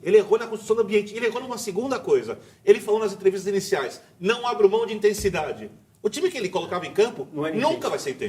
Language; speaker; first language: Portuguese; native; Portuguese